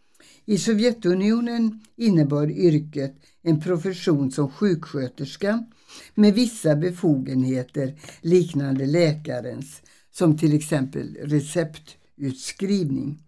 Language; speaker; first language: Swedish; early bilingual, other home language; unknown